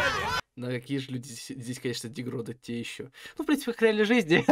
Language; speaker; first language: Russian; native; Russian